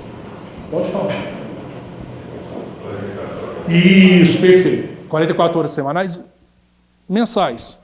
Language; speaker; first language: Portuguese; native; Portuguese